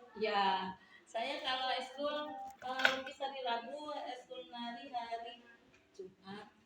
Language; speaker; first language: Indonesian; non-native, local second language; Sundanese